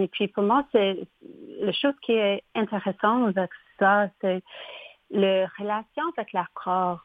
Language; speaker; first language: French; non-native, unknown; English